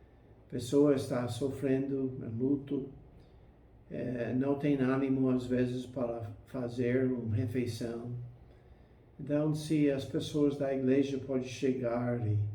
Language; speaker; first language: Portuguese; non-native, fluent; English